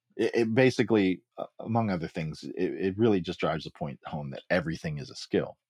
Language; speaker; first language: English; early bilingual, other home language; Filipino